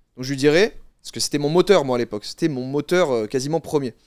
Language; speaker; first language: French; native; French